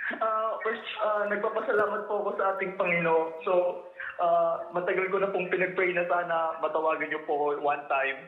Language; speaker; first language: Filipino; native; Filipino